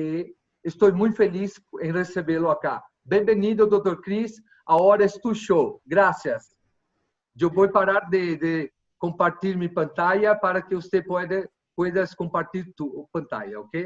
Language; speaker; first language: Spanish; non-native, fluent; Portuguese